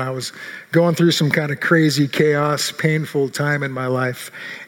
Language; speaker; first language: English; native; English